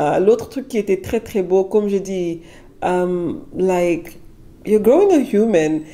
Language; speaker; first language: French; non-native, local second language; Wolof